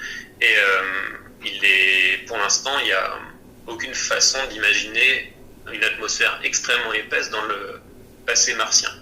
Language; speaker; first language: French; native; French